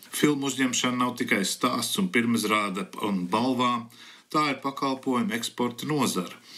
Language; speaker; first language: Latvian; early bilingual, heritage; Latvian